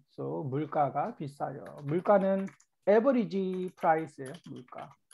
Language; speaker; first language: Korean; native; Korean